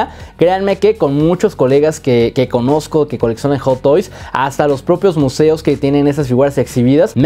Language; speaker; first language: Spanish; native; Spanish